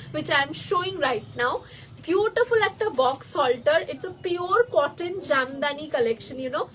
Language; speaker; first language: English; non-native, local second language; Bangla